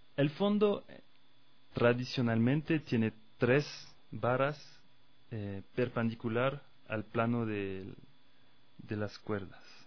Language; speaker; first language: Spanish; non-native, fluent; French